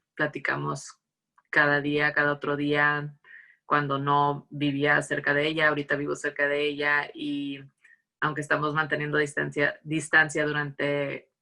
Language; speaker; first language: Spanish; early bilingual, heritage; Spanish